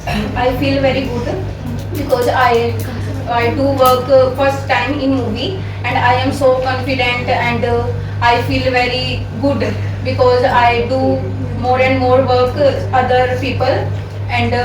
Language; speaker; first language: English; non-native, learner; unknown